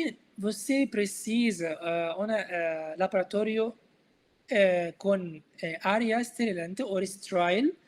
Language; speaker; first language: Portuguese; non-native, learner; Arabic